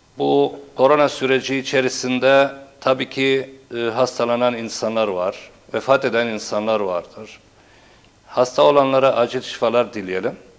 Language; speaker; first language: Turkish; non-native, local second language; Turoyo